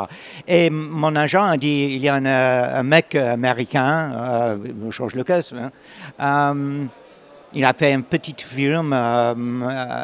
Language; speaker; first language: French; non-native, learner; English